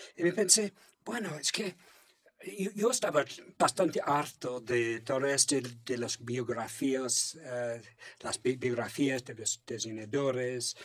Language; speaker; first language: Spanish; non-native, fluent; English